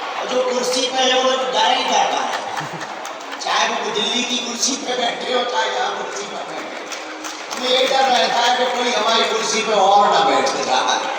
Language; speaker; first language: Hindi; native; Hindi